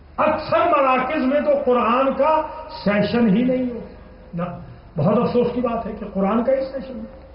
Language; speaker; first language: Urdu; non-native, local second language; Punjabi